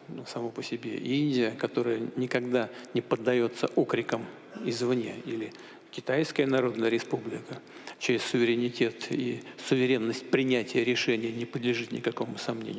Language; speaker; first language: Russian; native; Russian